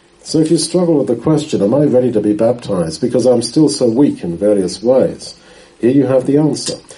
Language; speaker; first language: English; native; English